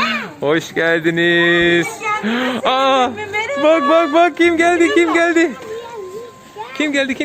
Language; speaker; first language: Turkish; non-native, learner; English